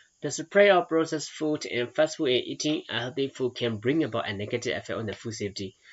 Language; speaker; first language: English; non-native, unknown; Burmese